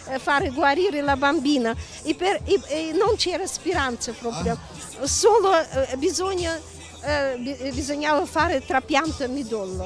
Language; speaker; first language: Italian; non-native, learner; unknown